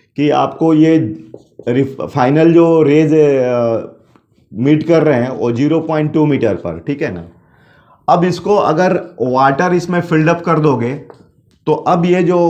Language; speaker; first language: Hindi; native; Hindi